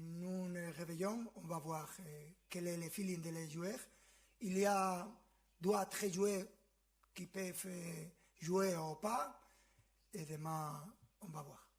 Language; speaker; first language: French; non-native, fluent; Spanish